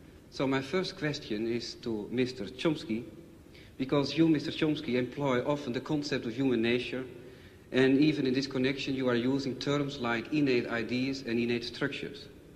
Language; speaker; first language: English; non-native, fluent; Dutch